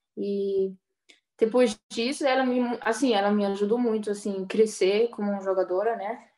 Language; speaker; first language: Portuguese; early bilingual, heritage; Portuguese